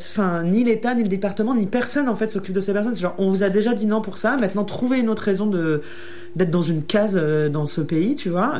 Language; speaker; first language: French; native; French